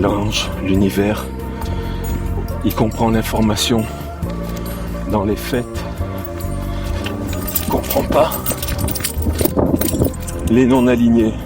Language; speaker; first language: French; native; French